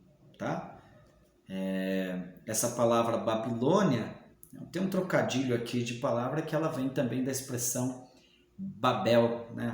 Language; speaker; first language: Portuguese; native; Portuguese